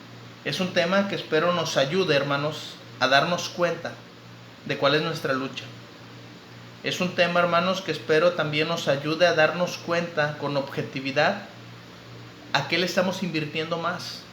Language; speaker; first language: Spanish; native; Spanish